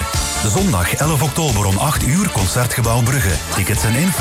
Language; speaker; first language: Dutch; native; Dutch